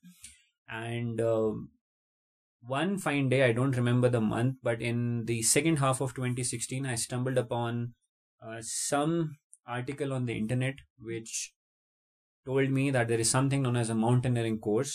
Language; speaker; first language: English; non-native, local second language; Hindi